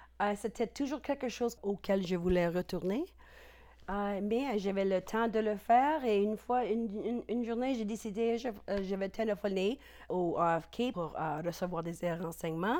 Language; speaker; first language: French; non-native, local second language; English